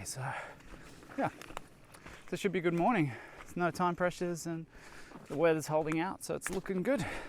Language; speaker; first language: English; native; English